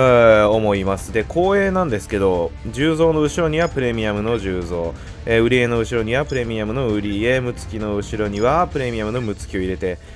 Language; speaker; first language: Japanese; native; Japanese